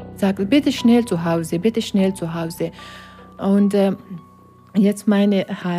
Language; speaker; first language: German; non-native, learner; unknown